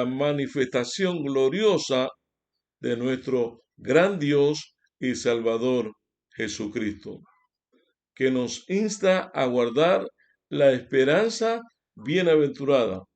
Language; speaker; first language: Spanish; native; Spanish